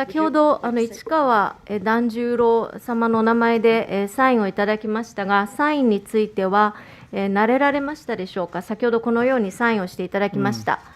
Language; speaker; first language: Japanese; native; Japanese